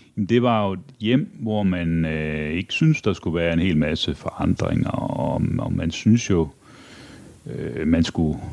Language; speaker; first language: Danish; native; Danish